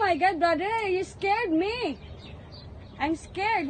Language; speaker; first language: English; non-native, local second language; Filipino